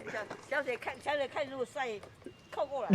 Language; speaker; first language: Chinese; non-native, local second language; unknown